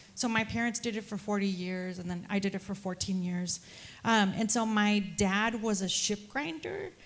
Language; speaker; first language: English; early bilingual, other home language; Spanish